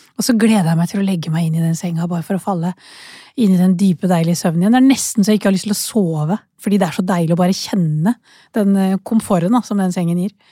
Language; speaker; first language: Norwegian; early bilingual, other home language; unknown